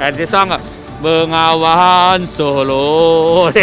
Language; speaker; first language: English; non-native, learner; Thai